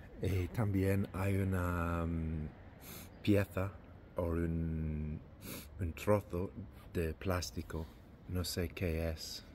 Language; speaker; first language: Spanish; non-native, learner; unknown